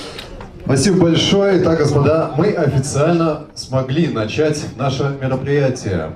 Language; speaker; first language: Russian; native; Russian